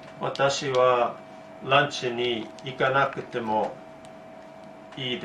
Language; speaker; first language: Japanese; non-native, learner; English